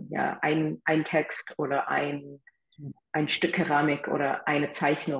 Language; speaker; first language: German; non-native, fluent; English